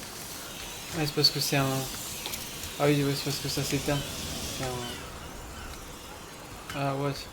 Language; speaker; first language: French; native; French